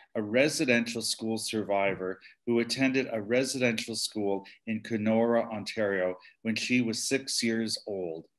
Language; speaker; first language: English; native; English